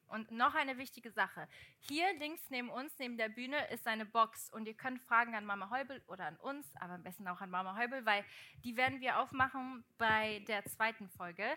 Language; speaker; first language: German; early bilingual, other home language; Portuguese